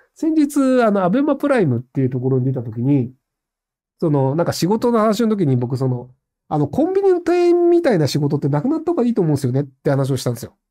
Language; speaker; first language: Japanese; native; Japanese